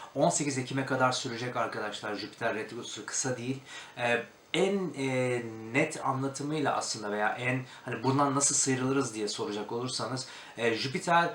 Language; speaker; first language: Turkish; native; Turkish